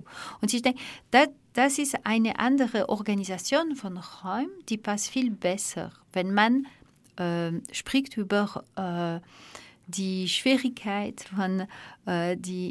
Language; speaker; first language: German; non-native, learner; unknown